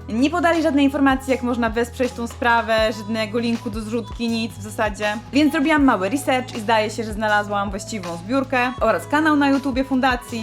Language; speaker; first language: Polish; native; Polish